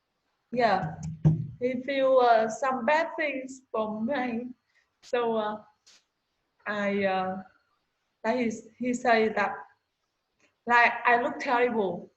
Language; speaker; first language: English; non-native, learner; Vietnamese